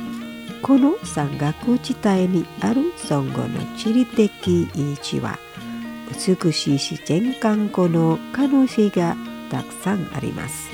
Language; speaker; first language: Japanese; non-native, fluent; Indonesian